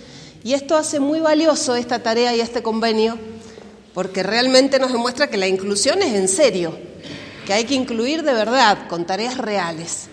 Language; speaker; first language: Spanish; native; Spanish